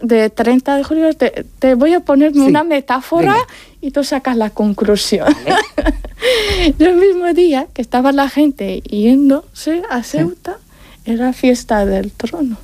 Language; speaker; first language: Spanish; non-native, fluent; Arabic